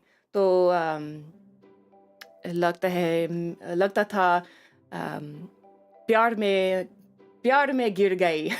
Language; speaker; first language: Hindi; non-native, learner; English